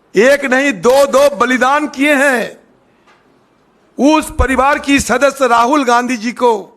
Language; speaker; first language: Hindi; non-native, local second language; Bangla